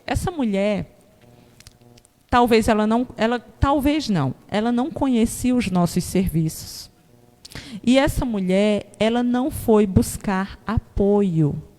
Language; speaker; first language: Portuguese; native; Portuguese